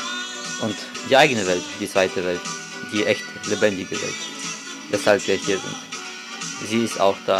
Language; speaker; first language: German; non-native, fluent; Russian